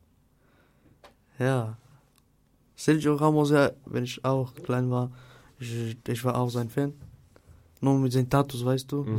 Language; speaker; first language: German; non-native, learner; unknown